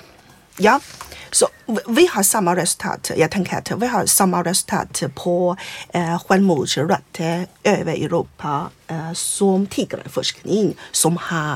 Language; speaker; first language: Swedish; non-native, fluent; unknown